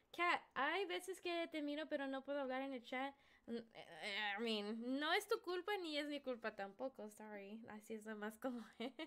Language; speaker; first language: Spanish; early bilingual, heritage; Spanish